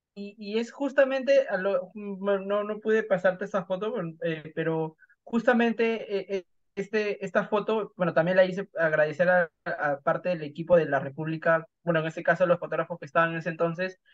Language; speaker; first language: Spanish; native; Spanish